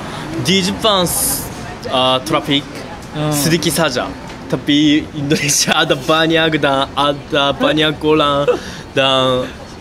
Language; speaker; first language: Indonesian; non-native, learner; Japanese